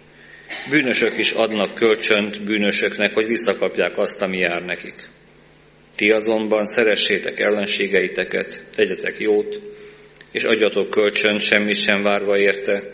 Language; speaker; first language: Hungarian; native; Hungarian